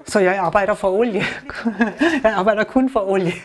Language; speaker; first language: Danish; non-native, learner; German